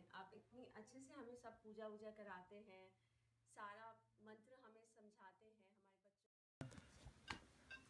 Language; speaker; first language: Hindi; native; Hindi